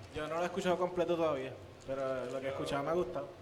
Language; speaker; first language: Spanish; native; Spanish